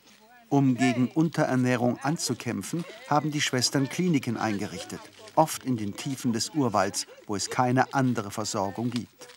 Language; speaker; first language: German; native; German